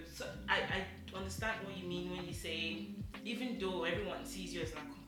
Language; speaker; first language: English; non-native, local second language; Yoruba